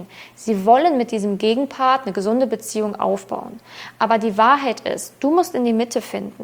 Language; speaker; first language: German; native; German